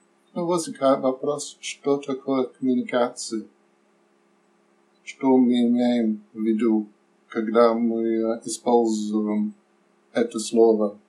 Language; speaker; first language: Russian; non-native, learner; English